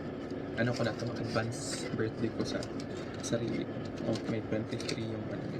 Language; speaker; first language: Filipino; native; Filipino